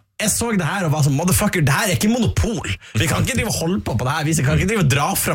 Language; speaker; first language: Norwegian; native; Norwegian